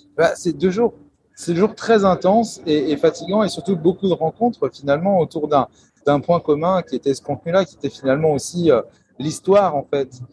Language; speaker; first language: French; native; French